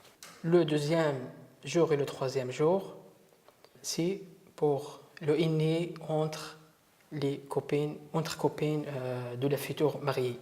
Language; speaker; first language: French; non-native, learner; Arabic